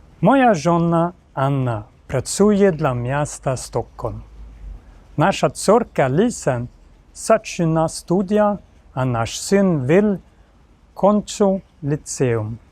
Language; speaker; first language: Polish; non-native, learner; Swedish